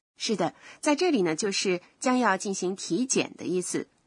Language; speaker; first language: Chinese; native; Chinese